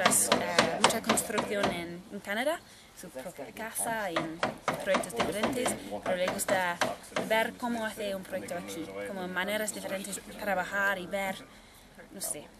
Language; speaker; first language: Spanish; non-native, fluent; English